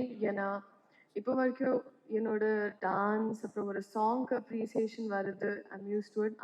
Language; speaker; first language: Tamil; non-native, learner; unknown